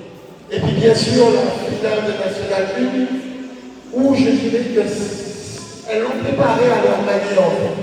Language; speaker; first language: French; native; French